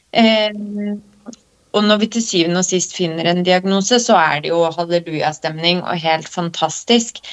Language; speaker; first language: Norwegian; early bilingual, other home language; Polish